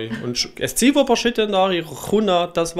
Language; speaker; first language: Latvian; non-native, learner; German